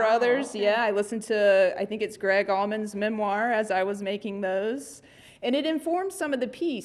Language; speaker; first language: English; native; English